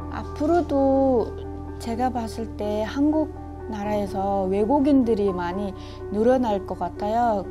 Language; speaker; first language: Korean; non-native, fluent; Mongolian